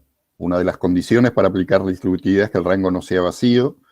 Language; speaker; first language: Spanish; native; Spanish